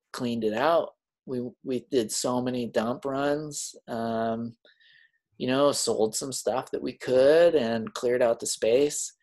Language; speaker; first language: English; native; English